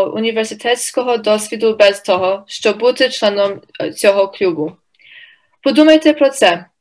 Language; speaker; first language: Ukrainian; early bilingual, heritage; Ukrainian